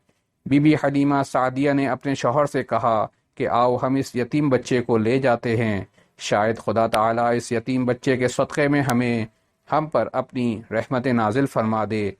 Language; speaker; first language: Urdu; native; Urdu